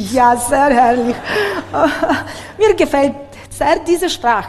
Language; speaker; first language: German; non-native, learner; Ukrainian